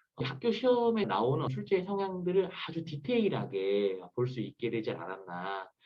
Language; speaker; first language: Korean; native; Korean